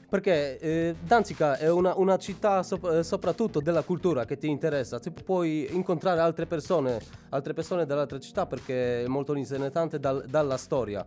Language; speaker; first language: Italian; non-native, learner; Polish